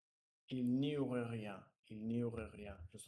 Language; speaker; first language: French; non-native, learner; Russian